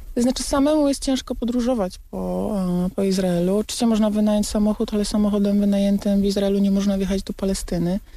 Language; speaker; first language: Polish; native; Polish